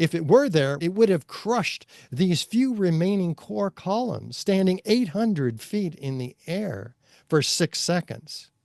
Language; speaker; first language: English; native; English